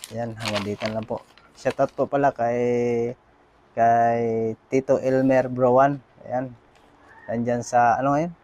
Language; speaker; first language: Filipino; native; Filipino